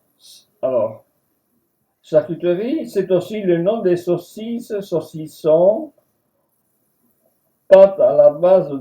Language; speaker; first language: French; non-native, fluent; Spanish